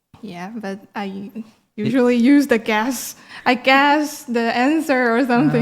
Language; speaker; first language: English; non-native, learner; Chinese